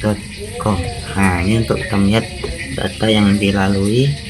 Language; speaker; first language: Indonesian; native; Indonesian